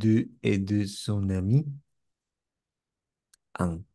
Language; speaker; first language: French; non-native, learner; English